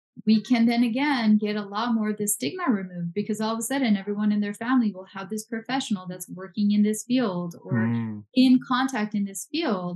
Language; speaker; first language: English; non-native, local second language; Punjabi